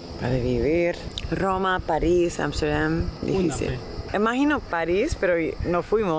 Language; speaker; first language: Spanish; non-native, learner; English